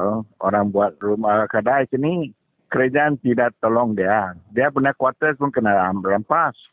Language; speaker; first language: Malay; non-native, local second language; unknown